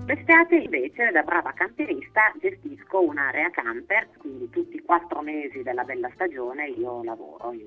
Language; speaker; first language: Italian; native; Italian